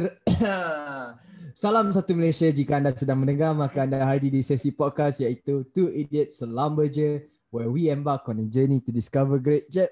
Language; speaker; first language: English; non-native, local second language; Malay